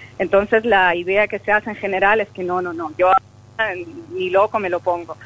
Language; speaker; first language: Spanish; non-native, fluent; Russian